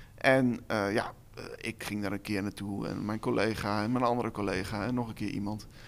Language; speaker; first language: Dutch; native; Dutch